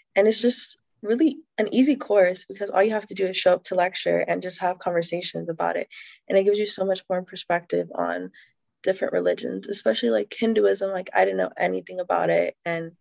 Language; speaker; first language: English; native; English